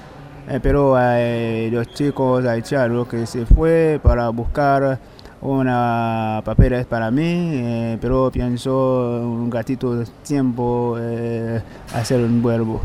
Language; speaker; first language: Spanish; non-native, learner; Haitian Creole